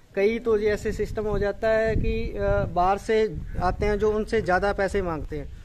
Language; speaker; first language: Hindi; native; Hindi